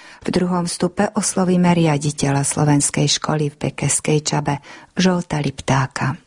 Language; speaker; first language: Slovak; non-native, local second language; Hungarian